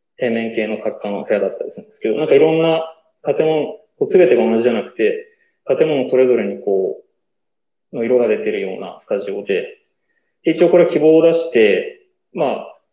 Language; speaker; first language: Japanese; native; Japanese